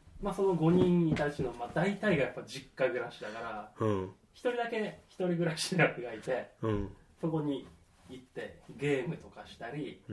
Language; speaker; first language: Japanese; native; Japanese